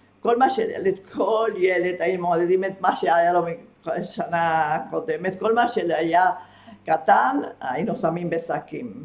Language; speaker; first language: Hebrew; non-native, fluent; Spanish